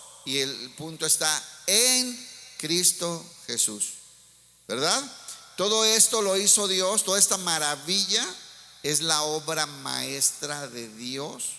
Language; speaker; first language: Spanish; native; Spanish